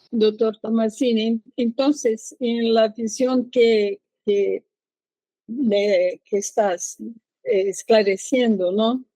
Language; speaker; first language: Spanish; non-native, learner; Portuguese